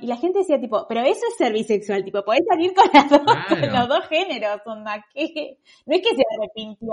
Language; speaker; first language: Spanish; native; Spanish